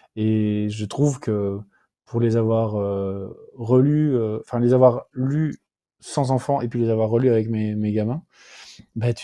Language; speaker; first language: French; native; French